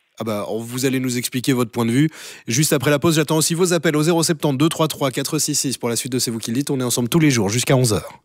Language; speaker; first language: French; native; French